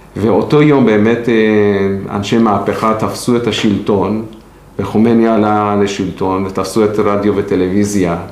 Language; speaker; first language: Hebrew; non-native, fluent; Persian